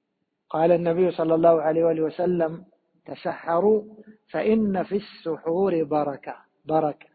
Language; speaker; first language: Arabic; native; Arabic